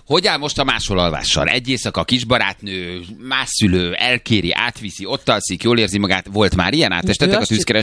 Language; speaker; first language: Hungarian; native; Hungarian